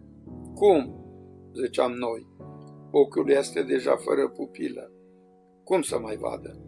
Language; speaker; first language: Romanian; native; Romanian